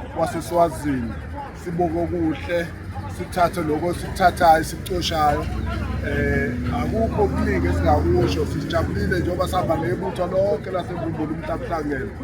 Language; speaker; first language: Zulu; native; Zulu